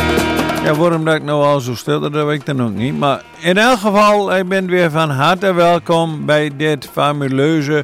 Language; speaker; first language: Dutch; native; Dutch